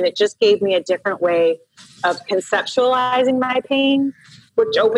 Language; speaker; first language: English; native; English